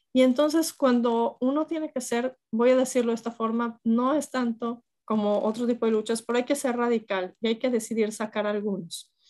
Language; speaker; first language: Spanish; native; Spanish